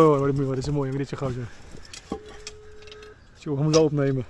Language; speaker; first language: Dutch; native; Dutch